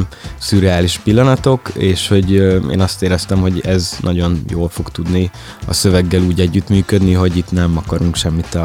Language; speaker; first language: Hungarian; native; Hungarian